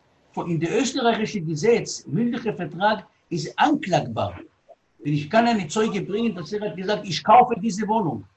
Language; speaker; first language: German; non-native, learner; Hebrew